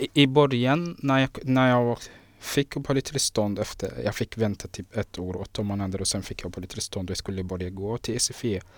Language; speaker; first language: Swedish; non-native, fluent; Somali